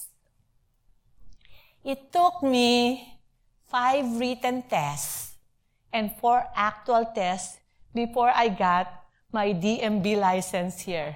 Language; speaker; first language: English; non-native, local second language; Filipino